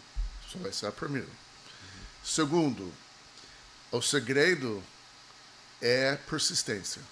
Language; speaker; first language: Portuguese; non-native, fluent; English